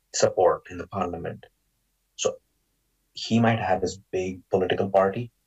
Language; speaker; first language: English; non-native, local second language; Marathi